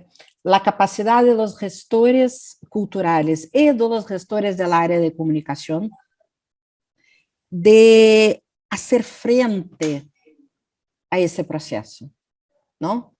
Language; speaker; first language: Spanish; non-native, learner; Portuguese